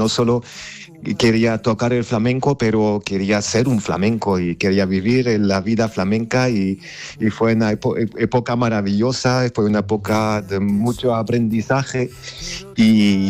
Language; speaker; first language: Spanish; non-native, fluent; Armenian